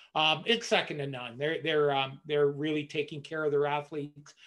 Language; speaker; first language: English; native; English